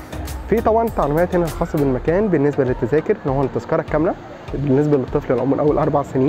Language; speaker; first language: Arabic; native; Arabic